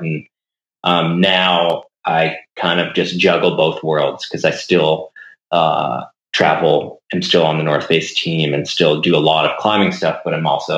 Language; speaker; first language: English; native; English